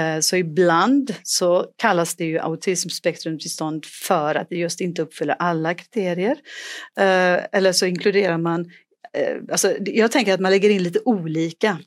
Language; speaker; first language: Swedish; native; Swedish